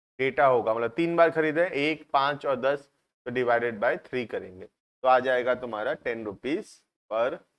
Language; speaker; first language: Hindi; native; Hindi